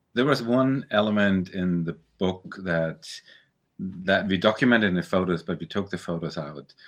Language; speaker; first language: English; early bilingual, other home language; German